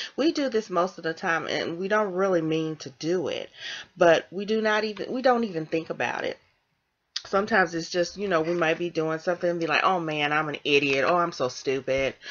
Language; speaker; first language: English; native; English